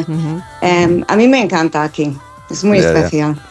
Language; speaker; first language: Spanish; non-native, fluent; English